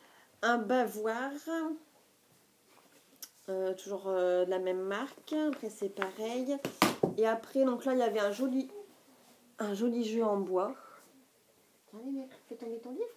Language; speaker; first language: French; native; French